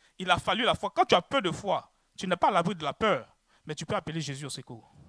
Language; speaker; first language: French; native; French